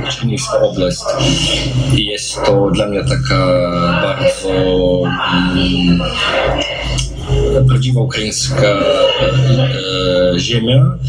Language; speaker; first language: Polish; non-native, fluent; Russian